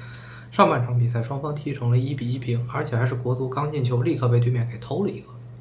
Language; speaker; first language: Chinese; native; Chinese